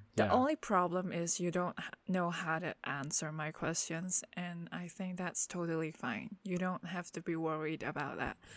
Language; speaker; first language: English; non-native, local second language; Cantonese